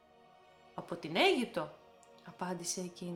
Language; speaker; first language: Greek; native; Greek